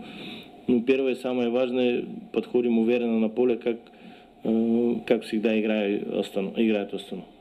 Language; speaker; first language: Russian; non-native, learner; Bulgarian